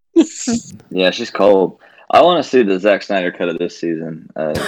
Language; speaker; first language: English; native; English